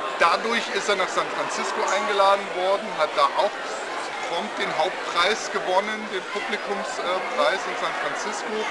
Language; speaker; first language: German; early bilingual, other home language; Turkish